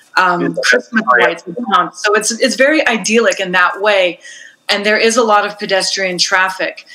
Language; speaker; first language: English; native; English